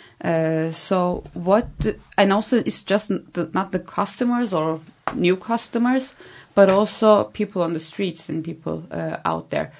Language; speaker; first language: English; non-native, fluent; Turkish